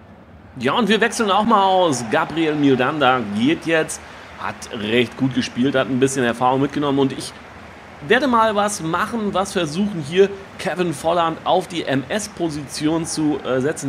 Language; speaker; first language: German; native; German